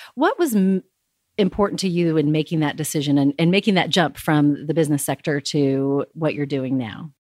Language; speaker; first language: English; native; English